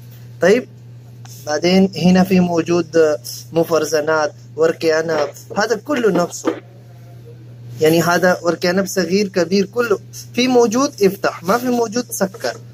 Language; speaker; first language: Arabic; non-native, learner; Urdu